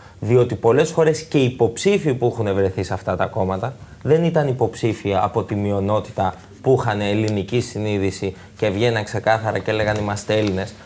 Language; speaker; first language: Greek; native; Greek